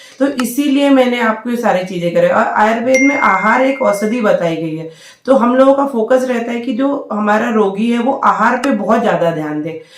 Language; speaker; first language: Hindi; native; Hindi